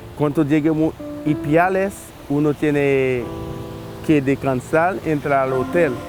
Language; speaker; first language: Spanish; non-native, learner; Haitian Creole